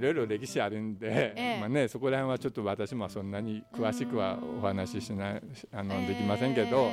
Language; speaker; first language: Japanese; native; Japanese